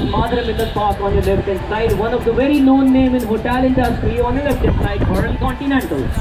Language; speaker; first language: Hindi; native; Hindi